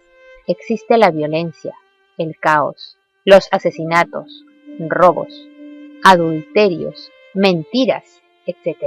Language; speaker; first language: Spanish; native; Spanish